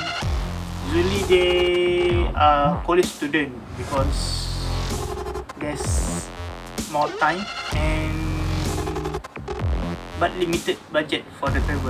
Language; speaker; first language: English; non-native, learner; Malay